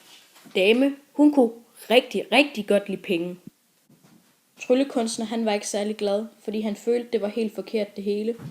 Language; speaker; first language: Danish; native; Danish